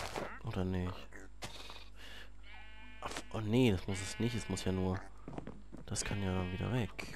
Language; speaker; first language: German; native; German